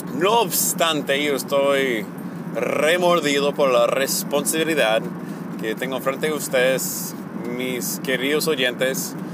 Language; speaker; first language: Spanish; non-native, fluent; English